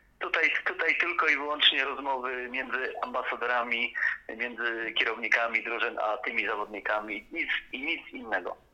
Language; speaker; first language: Polish; native; Polish